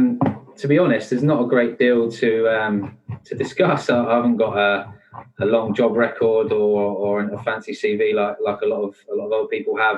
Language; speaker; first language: English; native; English